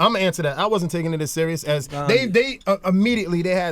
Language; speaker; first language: English; native; English